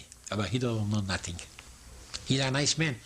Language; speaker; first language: English; non-native, learner; Yiddish